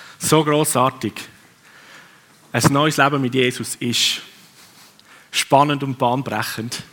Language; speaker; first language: German; non-native, fluent; Swiss German